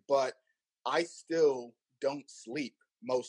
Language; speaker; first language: English; native; English